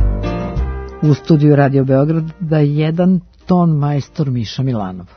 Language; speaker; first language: Serbian; native; Serbian